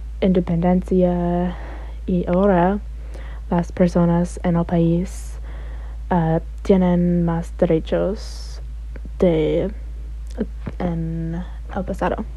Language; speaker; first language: Spanish; non-native, learner; English